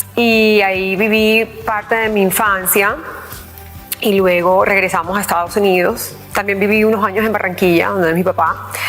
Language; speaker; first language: Spanish; early bilingual, heritage; English